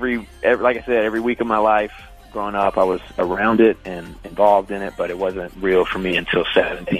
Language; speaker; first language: English; native; English